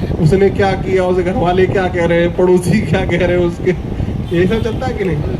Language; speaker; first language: Hindi; native; Hindi